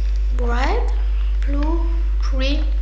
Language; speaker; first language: English; non-native, learner; German